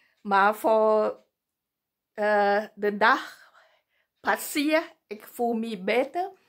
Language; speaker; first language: Dutch; non-native, learner; Thai